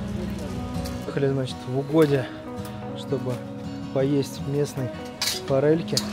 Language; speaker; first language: Russian; native; Russian